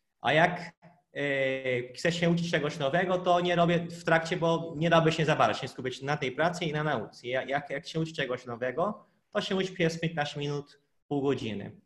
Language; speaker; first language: Polish; non-native, fluent; Portuguese